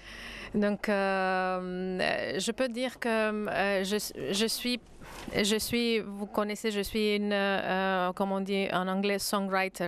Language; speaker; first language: French; non-native, fluent; Greek